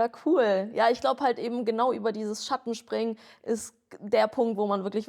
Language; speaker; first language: German; native; German